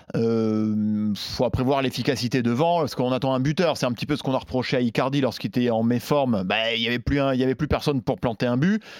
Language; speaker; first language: French; native; French